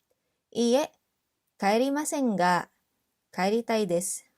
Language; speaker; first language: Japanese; non-native, fluent; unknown